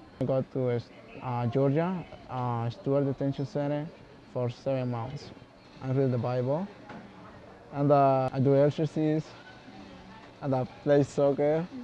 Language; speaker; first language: English; non-native, learner; Spanish